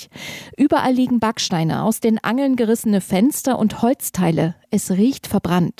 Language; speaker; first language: German; native; German